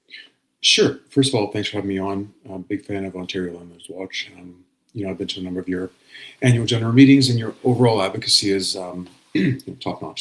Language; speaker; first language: English; native; English